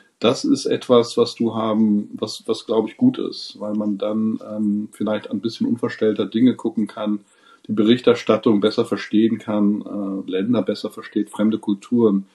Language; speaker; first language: German; non-native, fluent; English